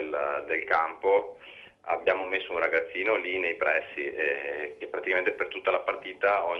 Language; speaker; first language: Italian; native; Italian